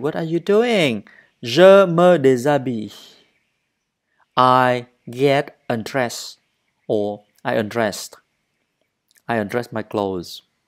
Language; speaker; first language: English; non-native, learner; Vietnamese